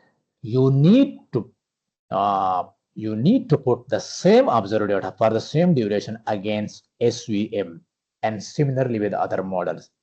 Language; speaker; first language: English; non-native, fluent; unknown